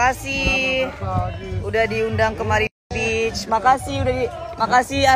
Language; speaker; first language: Indonesian; non-native, learner; Japanese